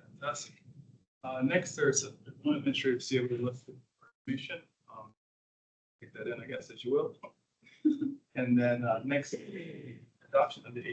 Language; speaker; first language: English; native; English